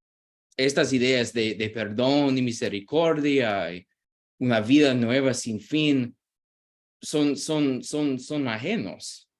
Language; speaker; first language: Spanish; non-native, fluent; English